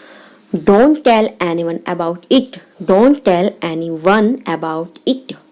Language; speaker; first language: English; non-native, local second language; Hindi